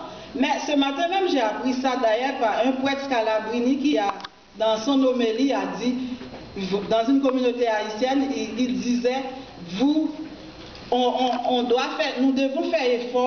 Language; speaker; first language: French; non-native, local second language; Haitian Creole